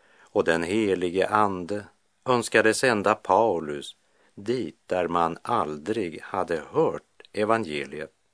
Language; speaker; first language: Swedish; native; Swedish